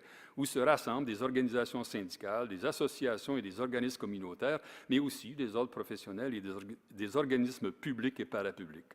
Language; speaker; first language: French; native; French